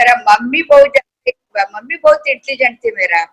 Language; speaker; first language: Hindi; non-native, local second language; Kannada